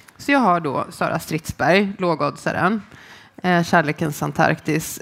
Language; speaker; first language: Swedish; native; Swedish